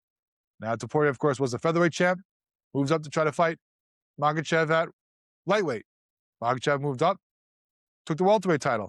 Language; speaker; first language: English; native; English